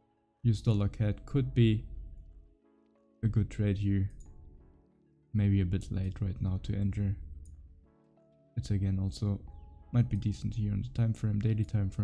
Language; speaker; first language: English; non-native, fluent; German